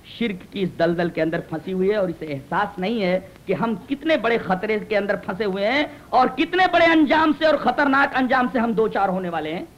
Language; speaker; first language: Urdu; native; Urdu